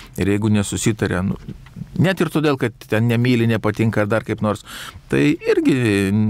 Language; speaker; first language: Lithuanian; native; Lithuanian